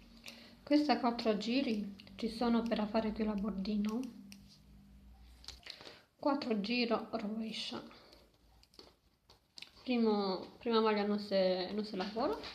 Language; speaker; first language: Italian; non-native, learner; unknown